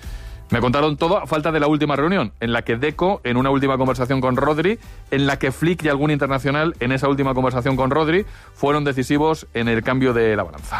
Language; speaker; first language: Spanish; native; Spanish